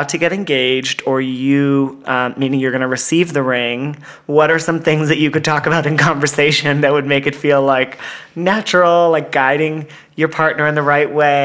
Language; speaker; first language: English; native; English